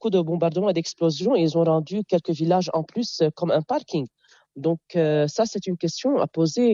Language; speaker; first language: French; non-native, local second language; Arabic